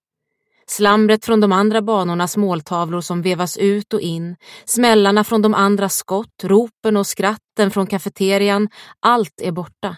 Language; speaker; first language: Swedish; native; Swedish